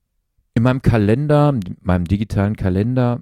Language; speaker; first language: German; native; German